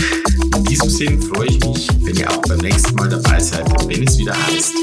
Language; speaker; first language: German; native; German